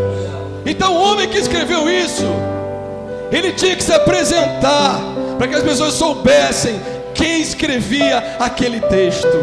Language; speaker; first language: Portuguese; native; Portuguese